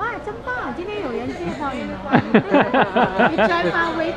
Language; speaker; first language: Chinese; native; Chinese